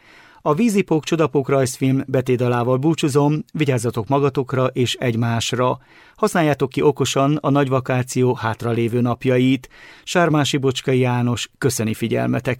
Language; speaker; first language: Hungarian; native; Hungarian